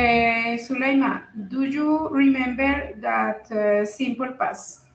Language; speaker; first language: English; non-native, learner; Spanish